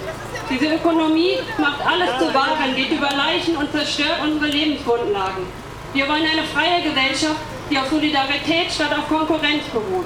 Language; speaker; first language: German; native; German